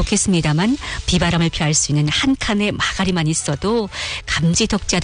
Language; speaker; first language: Korean; early bilingual, heritage; Korean